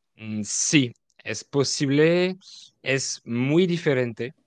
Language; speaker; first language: Spanish; non-native, fluent; French